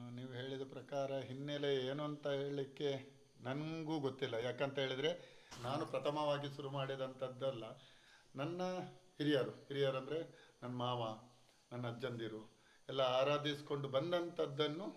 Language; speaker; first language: Kannada; non-native, local second language; Tulu